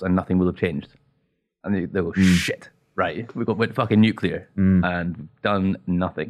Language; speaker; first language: English; native; English